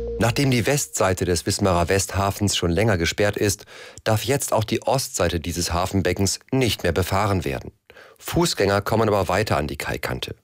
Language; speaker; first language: German; native; German